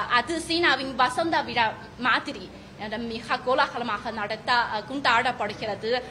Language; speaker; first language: Tamil; non-native, fluent; Chinese